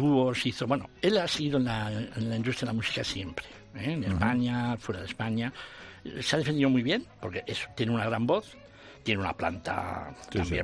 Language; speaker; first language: Spanish; native; Spanish